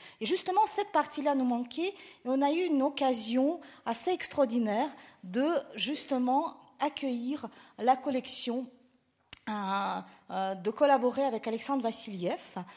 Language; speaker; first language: French; non-native, fluent; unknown